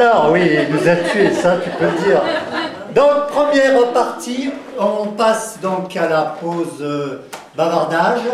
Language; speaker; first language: French; native; French